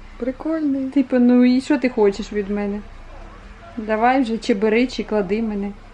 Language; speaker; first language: Ukrainian; non-native, local second language; Russian